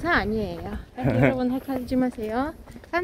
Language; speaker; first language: Korean; non-native, learner; Russian